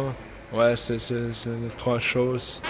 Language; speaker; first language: French; non-native, local second language; German